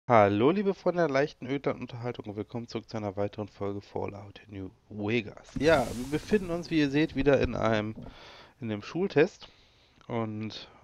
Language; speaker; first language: German; native; German